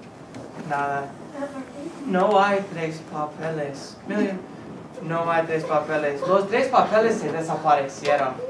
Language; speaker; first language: Spanish; non-native, fluent; English